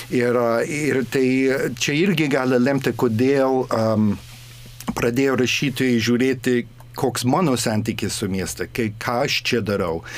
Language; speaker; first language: Lithuanian; early bilingual, heritage; English